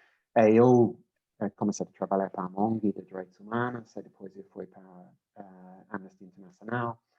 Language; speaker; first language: Portuguese; non-native, learner; English